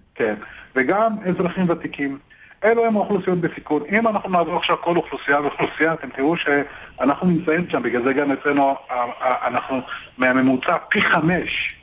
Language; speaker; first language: Hebrew; early bilingual, other home language; Amharic